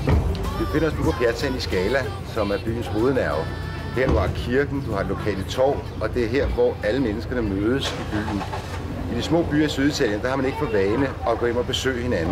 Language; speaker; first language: Danish; native; Danish